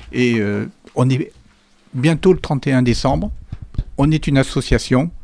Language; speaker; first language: French; native; French